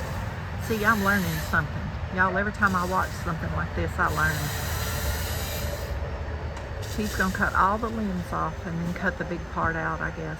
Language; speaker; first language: English; native; English